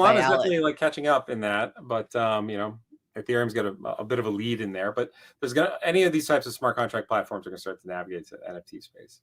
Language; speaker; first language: English; native; English